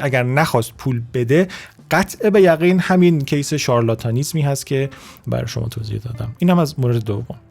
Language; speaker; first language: Persian; native; Persian